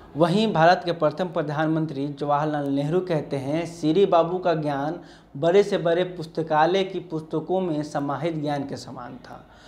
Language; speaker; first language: Hindi; native; Hindi